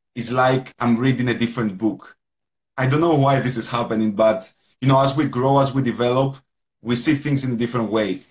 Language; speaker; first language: English; non-native, fluent; Greek